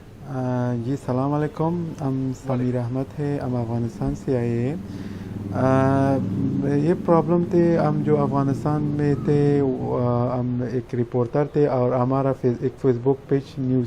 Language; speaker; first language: Hindi; non-native, learner; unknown